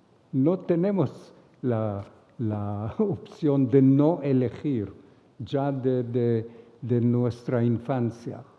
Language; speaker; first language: Spanish; non-native, fluent; Hebrew